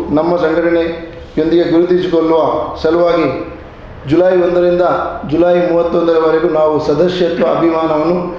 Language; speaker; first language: Kannada; non-native, local second language; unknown